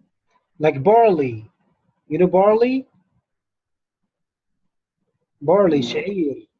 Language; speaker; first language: English; non-native, fluent; Arabic